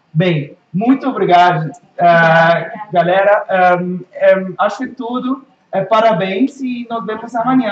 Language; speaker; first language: Portuguese; non-native, fluent; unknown